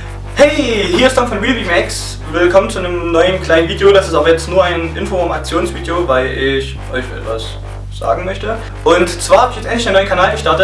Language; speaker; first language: German; native; German